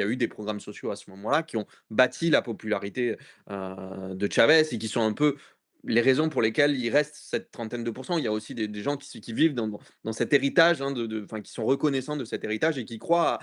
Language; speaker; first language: French; native; French